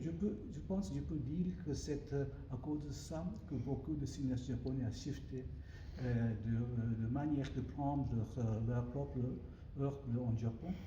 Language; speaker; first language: French; non-native, learner; Japanese